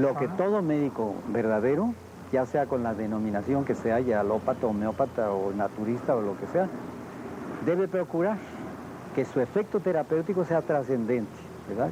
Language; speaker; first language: Spanish; native; Spanish